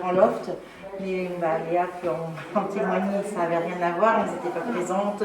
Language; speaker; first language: French; native; French